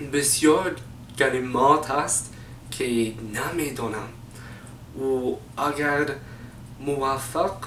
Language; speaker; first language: Persian; non-native, learner; English